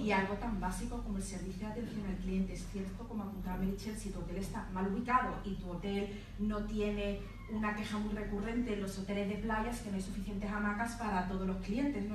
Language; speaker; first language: Spanish; native; Spanish